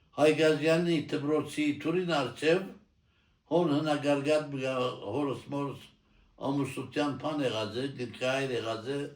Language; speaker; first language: Armenian; native; Armenian